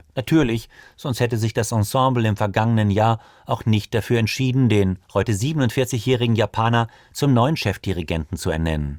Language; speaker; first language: German; native; German